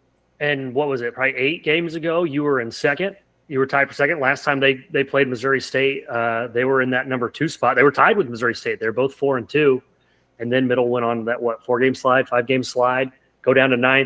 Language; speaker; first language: English; native; English